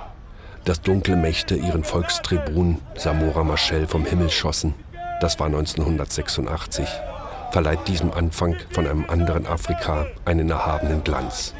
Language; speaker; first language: German; native; German